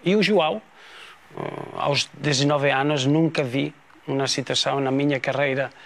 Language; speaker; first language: Portuguese; non-native, fluent; Spanish